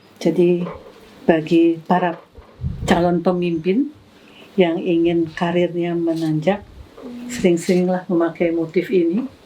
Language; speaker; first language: Indonesian; non-native, local second language; Javanese